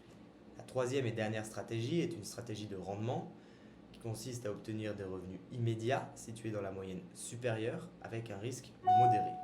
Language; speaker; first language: French; native; French